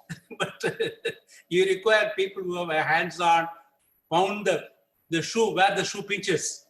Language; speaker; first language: English; non-native, local second language; Tamil